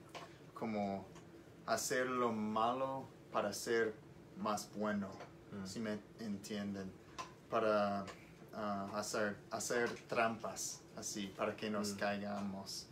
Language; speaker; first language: Spanish; non-native, learner; English